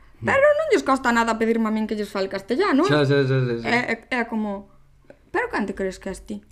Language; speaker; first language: Galician; native; Galician